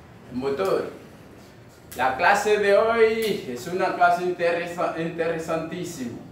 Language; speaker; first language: Spanish; non-native, fluent; Haitian Creole